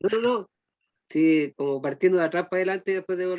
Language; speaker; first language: Spanish; native; Spanish